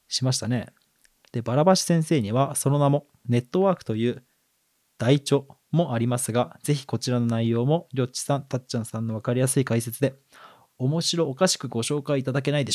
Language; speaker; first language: Japanese; native; Japanese